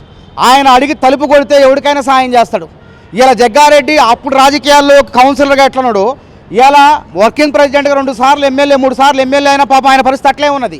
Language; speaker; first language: Telugu; native; Telugu